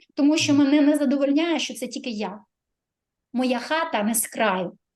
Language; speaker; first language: Ukrainian; non-native, local second language; Russian